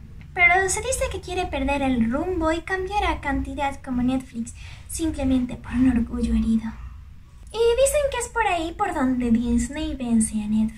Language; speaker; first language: Spanish; native; Spanish